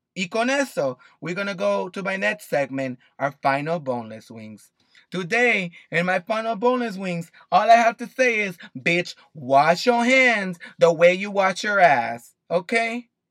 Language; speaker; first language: English; early bilingual, other home language; Spanish